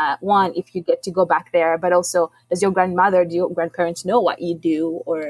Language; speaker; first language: English; non-native, local second language; Ganda